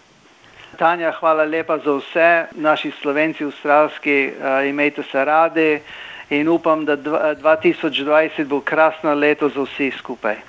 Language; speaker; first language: Slovenian; early bilingual, heritage; Slovenian